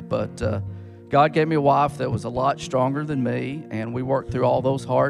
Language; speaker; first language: English; native; English